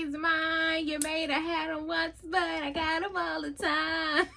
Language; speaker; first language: English; native; English